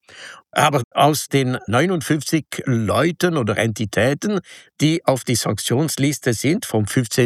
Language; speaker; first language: German; non-native, local second language; French